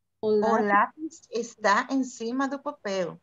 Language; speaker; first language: Portuguese; non-native, learner; Spanish